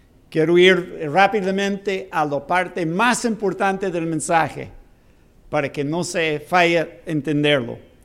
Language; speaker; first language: Spanish; non-native, learner; English